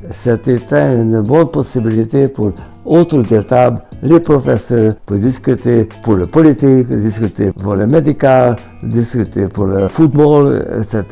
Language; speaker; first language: French; non-native, fluent; Hungarian